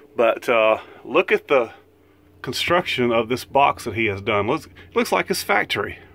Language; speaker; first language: English; native; English